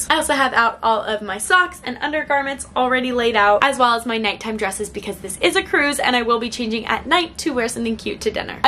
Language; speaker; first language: English; native; English